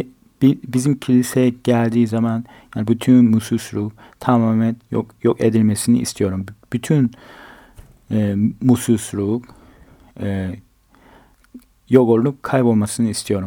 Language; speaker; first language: Turkish; non-native, fluent; Korean